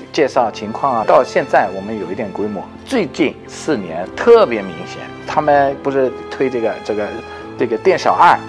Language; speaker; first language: Chinese; non-native, fluent; Danish